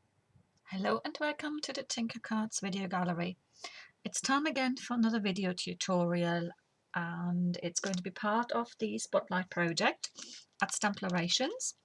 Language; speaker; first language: English; native; English